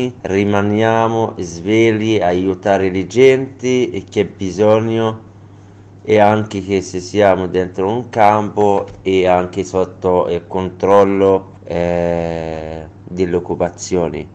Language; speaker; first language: Italian; non-native, learner; Arabic